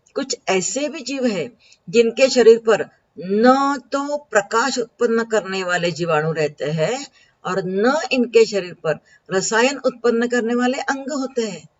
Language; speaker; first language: Hindi; non-native, local second language; Marathi